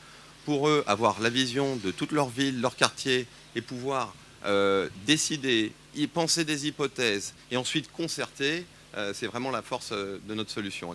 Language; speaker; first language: French; native; French